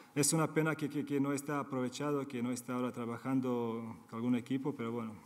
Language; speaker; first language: Spanish; non-native, fluent; Serbian